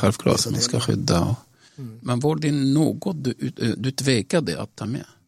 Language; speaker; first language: Swedish; non-native, local second language; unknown